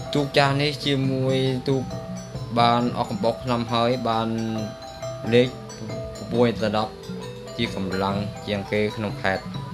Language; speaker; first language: Khmer; non-native, local second language; Vietnamese